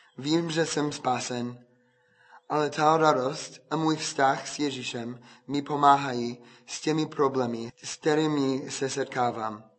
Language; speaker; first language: Czech; non-native, fluent; English